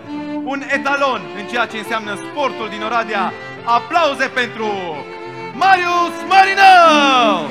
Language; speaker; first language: Romanian; native; Romanian